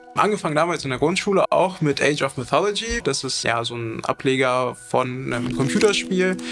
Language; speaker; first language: German; early bilingual, other home language; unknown